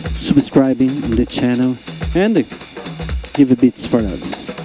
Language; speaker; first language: English; non-native, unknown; Portuguese